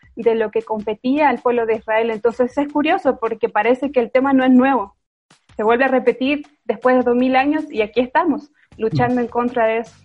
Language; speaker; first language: Spanish; native; Spanish